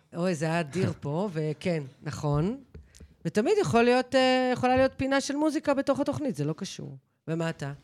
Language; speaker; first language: Hebrew; native; Hebrew